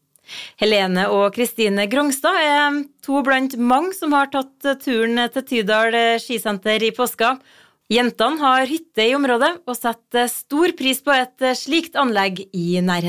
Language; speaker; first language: Norwegian; native; Norwegian